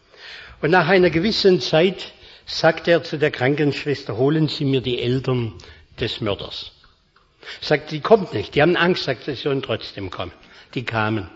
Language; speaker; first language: German; native; German